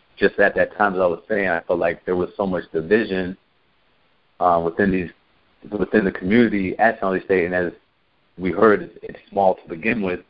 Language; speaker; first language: English; native; English